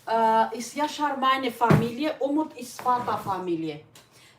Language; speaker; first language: German; non-native, learner; Kurdish